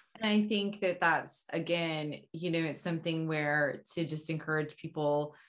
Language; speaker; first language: English; native; English